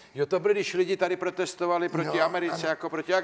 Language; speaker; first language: Czech; native; Czech